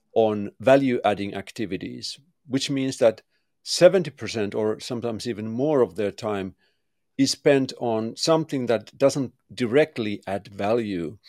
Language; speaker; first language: English; non-native, fluent; Finnish